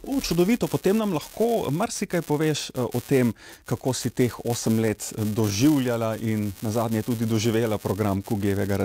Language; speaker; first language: Slovenian; native; Slovenian